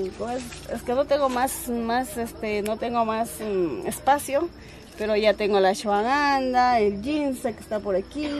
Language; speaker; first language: Spanish; native; Spanish